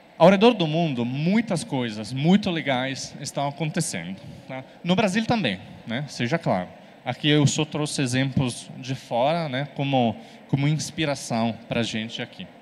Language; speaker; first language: Portuguese; non-native, fluent; Italian